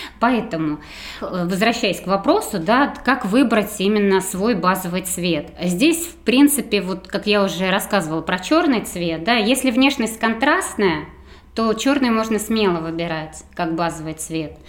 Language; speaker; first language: Russian; native; Russian